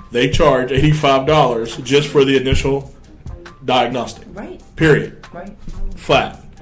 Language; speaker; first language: English; native; English